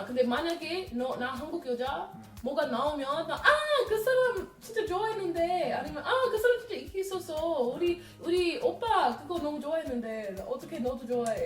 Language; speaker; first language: Korean; non-native, learner; English